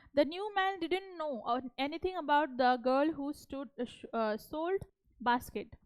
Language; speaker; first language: English; non-native, local second language; Hindi